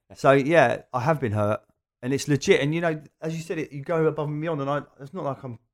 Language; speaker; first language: English; native; English